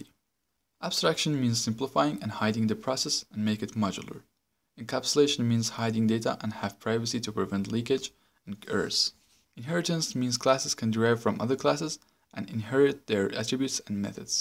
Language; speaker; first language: English; non-native, fluent; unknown